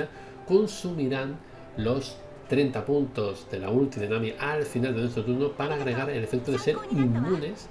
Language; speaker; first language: Spanish; native; Spanish